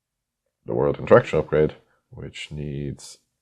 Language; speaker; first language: English; native; English